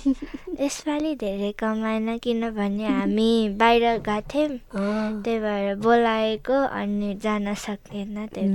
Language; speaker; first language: Nepali; early bilingual, other home language; Chinese